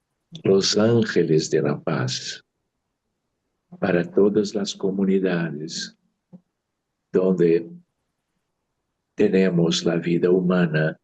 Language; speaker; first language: Spanish; non-native, fluent; Portuguese